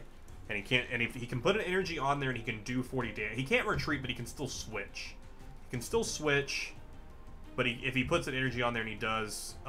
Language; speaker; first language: English; native; English